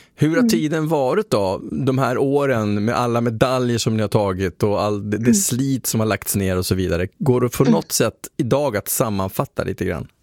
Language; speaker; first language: Swedish; native; Swedish